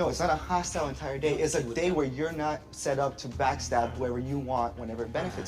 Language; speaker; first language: English; native; English